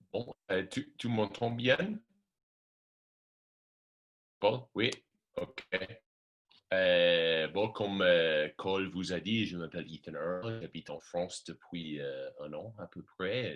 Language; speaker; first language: French; non-native, fluent; English